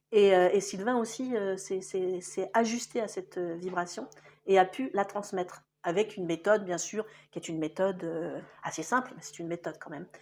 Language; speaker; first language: French; native; French